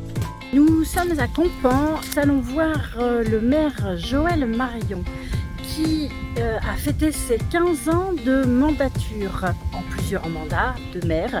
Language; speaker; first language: French; native; French